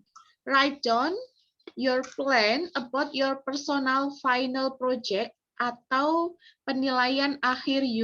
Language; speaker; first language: English; non-native, fluent; Indonesian